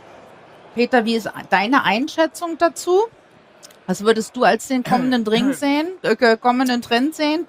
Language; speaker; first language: German; native; German